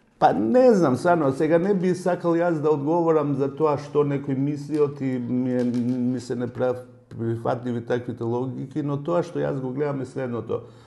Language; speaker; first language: Macedonian; non-native, local second language; Albanian